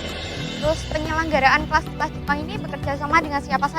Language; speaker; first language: Indonesian; native; Indonesian